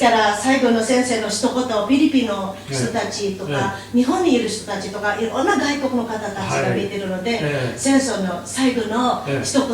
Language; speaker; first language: Japanese; non-native, learner; Filipino